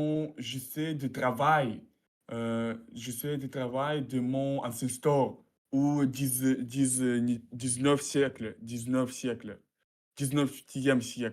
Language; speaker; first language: French; non-native, learner; Russian